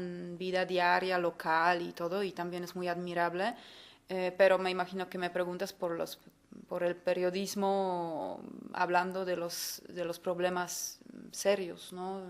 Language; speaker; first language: Spanish; non-native, fluent; Polish